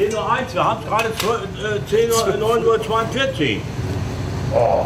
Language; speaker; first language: German; native; German